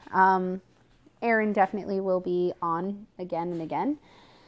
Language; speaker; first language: English; native; English